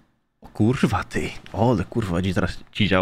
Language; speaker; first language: Polish; native; Polish